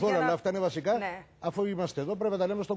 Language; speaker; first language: Greek; native; Greek